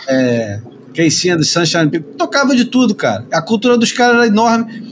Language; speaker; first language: Portuguese; native; Portuguese